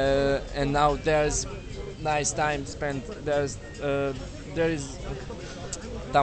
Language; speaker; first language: English; non-native, learner; Serbian